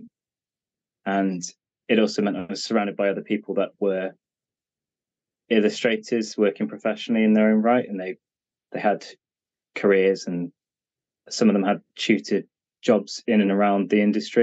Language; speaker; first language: English; native; English